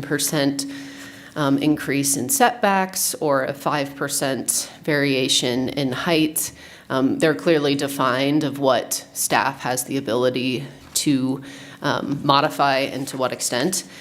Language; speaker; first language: English; native; English